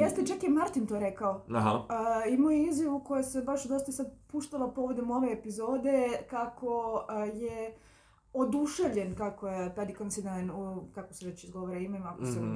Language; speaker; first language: Serbian; native; Serbian